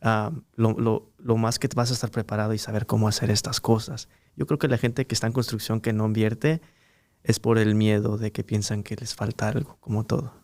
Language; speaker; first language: Spanish; early bilingual, heritage; Spanish